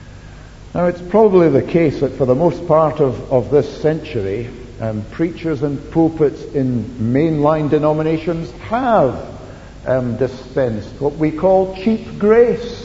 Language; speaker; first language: English; native; English